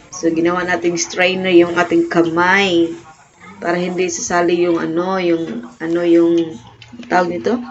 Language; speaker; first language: Filipino; non-native, local second language; Cebuano